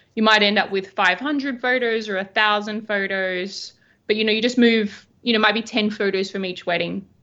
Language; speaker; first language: English; native; English